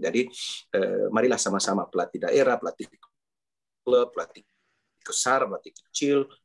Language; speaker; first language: Indonesian; non-native, local second language; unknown